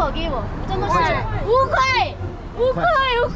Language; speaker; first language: Chinese; non-native, learner; Korean